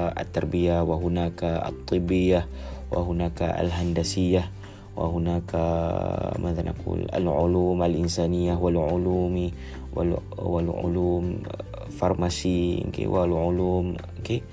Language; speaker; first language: Arabic; non-native, learner; Malay